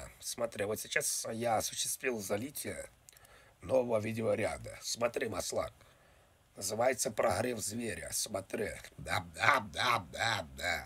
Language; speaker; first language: Russian; native; Russian